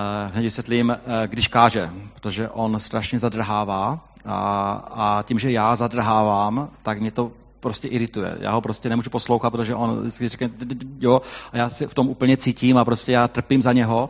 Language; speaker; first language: Czech; native; Czech